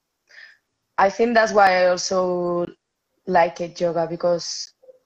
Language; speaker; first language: English; non-native, fluent; Spanish